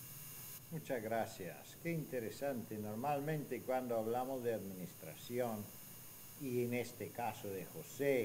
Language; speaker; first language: Spanish; non-native, fluent; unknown